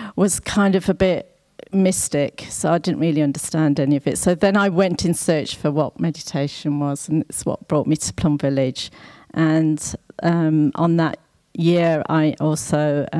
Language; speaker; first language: English; native; English